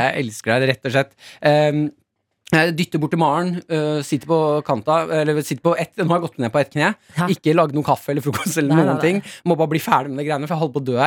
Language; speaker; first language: Norwegian; native; Norwegian